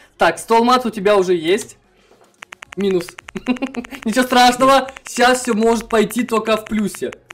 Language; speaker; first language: Russian; non-native, local second language; Kazakh